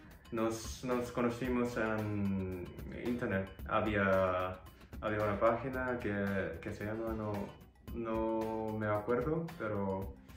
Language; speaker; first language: Spanish; non-native, learner; Korean